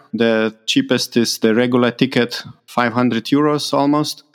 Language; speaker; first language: English; non-native, fluent; Lithuanian